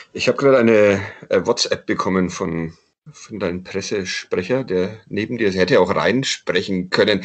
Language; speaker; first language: German; native; German